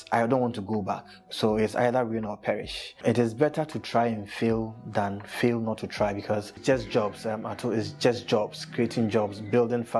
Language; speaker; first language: English; non-native, local second language; Akan